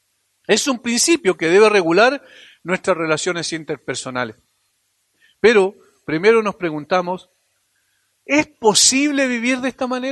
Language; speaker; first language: Spanish; native; Spanish